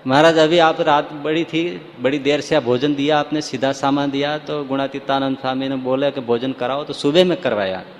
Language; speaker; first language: Hindi; non-native, local second language; Gujarati